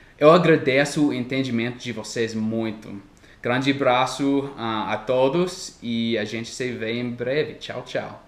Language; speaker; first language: Portuguese; non-native, fluent; English